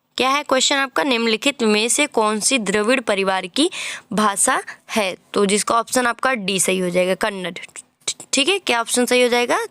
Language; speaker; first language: Hindi; native; Hindi